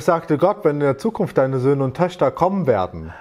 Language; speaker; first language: German; native; German